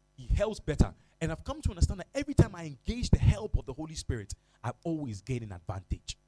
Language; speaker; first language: English; non-native, local second language; Ga